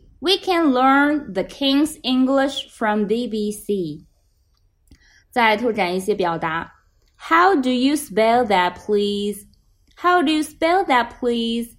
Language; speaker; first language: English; non-native, fluent; Chinese